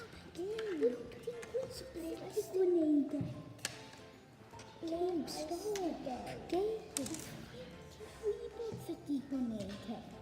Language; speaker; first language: Welsh; non-native, local second language; English